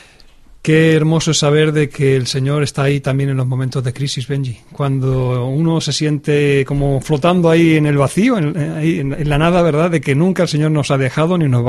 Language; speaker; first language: Spanish; native; Spanish